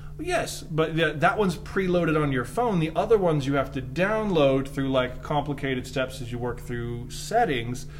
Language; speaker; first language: English; native; English